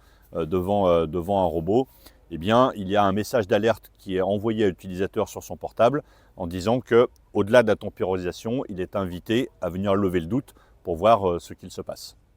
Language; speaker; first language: French; native; French